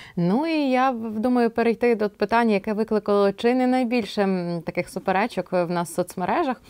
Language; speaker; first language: Ukrainian; native; Ukrainian